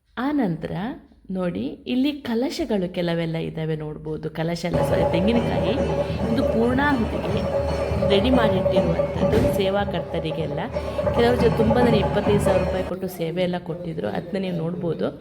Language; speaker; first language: Kannada; native; Kannada